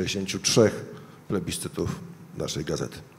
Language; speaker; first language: Polish; native; Polish